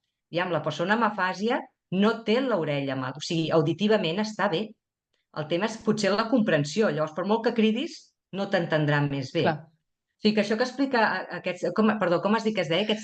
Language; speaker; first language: Catalan; native; Catalan